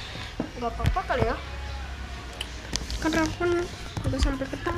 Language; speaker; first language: Indonesian; native; Indonesian